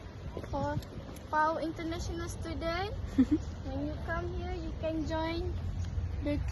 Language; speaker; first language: English; non-native, local second language; Malay